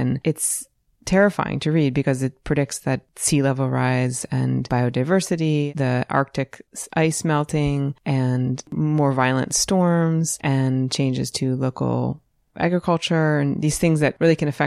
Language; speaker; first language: English; native; English